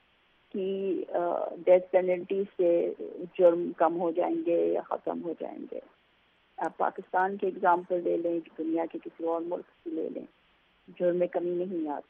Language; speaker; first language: Urdu; native; Urdu